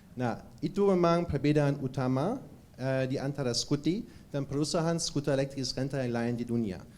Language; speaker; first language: Indonesian; non-native, fluent; German